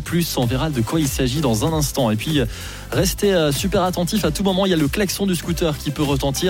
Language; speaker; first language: French; native; French